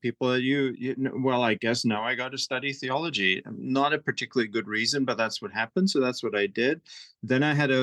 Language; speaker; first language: English; non-native, fluent; German